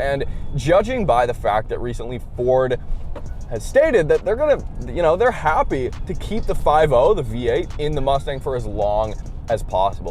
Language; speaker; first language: English; native; English